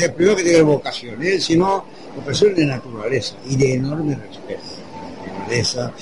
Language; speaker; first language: Spanish; non-native, fluent; French